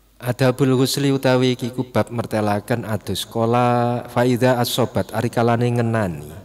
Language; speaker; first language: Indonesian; non-native, local second language; Javanese